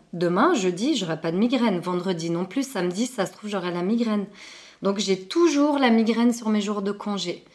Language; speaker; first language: French; early bilingual, other home language; Arabic